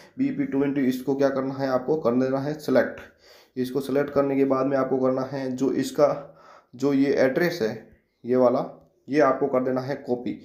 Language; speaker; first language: Hindi; native; Hindi